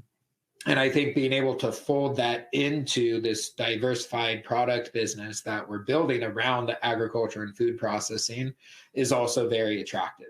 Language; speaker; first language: English; native; English